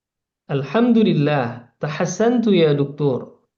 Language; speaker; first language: Arabic; non-native, fluent; Indonesian